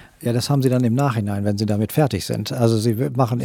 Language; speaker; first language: German; native; German